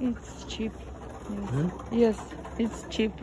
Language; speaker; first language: English; non-native, learner; Russian